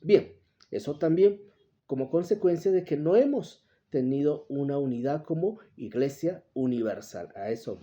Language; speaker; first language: Spanish; native; Spanish